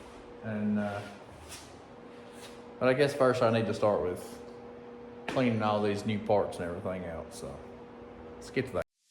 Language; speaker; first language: English; native; English